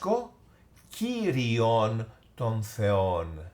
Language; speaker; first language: Greek; non-native, fluent; English